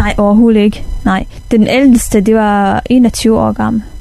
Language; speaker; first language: Danish; non-native, fluent; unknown